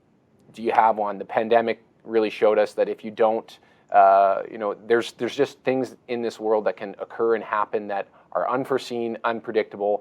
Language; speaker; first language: English; native; English